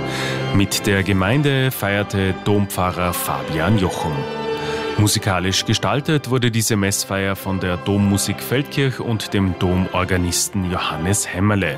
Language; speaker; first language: German; native; German